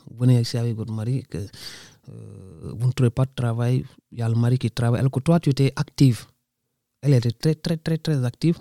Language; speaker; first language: French; non-native, local second language; Wolof